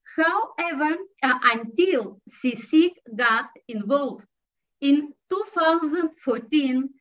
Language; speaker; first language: English; non-native, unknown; Russian